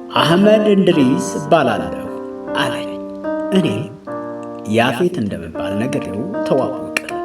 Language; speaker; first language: Amharic; native; Amharic